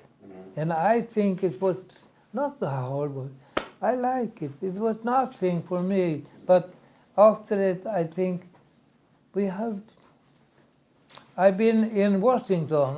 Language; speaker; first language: English; non-native, learner; Swedish